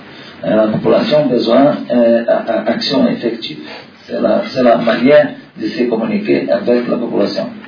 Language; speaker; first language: French; non-native, learner; Portuguese